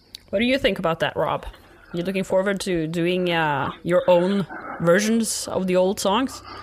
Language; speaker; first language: English; non-native, fluent; Norwegian